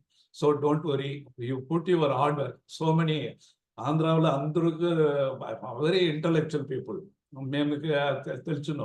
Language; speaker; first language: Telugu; non-native, local second language; Tamil